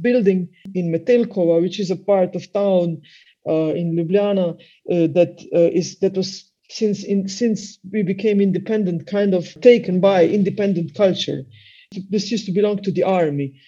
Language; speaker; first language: English; non-native, fluent; Slovenian